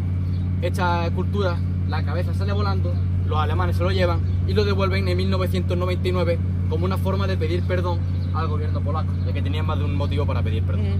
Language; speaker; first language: Spanish; native; Spanish